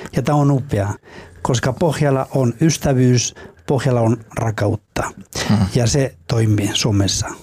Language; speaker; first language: Finnish; non-native, fluent; Spanish